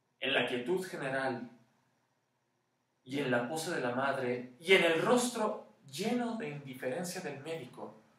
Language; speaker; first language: Spanish; native; Spanish